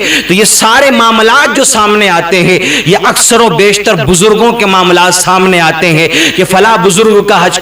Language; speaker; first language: Urdu; native; Urdu